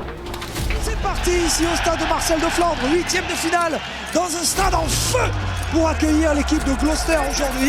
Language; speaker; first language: French; native; French